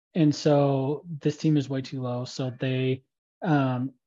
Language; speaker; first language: English; native; English